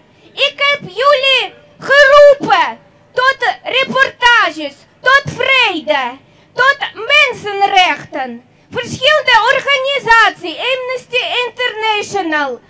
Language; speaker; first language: Dutch; non-native, fluent; Russian